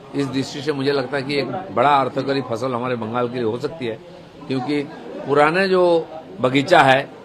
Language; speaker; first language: Hindi; non-native, local second language; Bangla